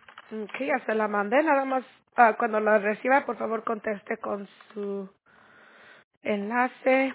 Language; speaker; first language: Spanish; early bilingual, heritage; Spanish